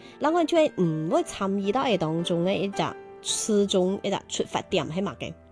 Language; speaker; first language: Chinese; non-native, local second language; Cantonese